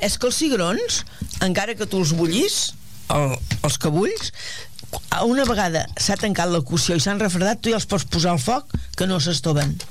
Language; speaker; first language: Catalan; native; Catalan